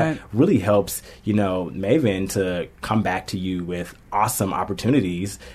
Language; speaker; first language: English; native; English